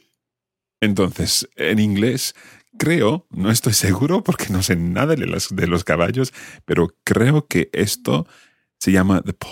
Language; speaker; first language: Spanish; non-native, fluent; English